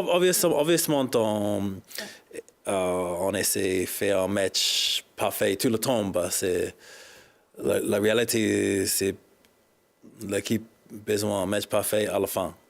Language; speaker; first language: French; non-native, learner; English